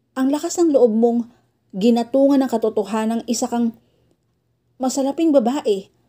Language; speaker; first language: Filipino; native; Filipino